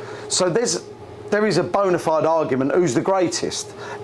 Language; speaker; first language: English; native; English